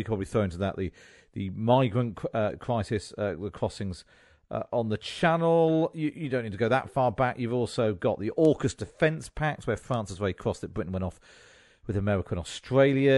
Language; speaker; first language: English; native; English